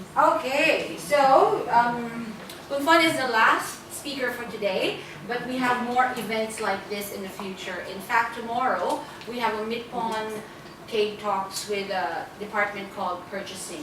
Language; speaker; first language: English; non-native, fluent; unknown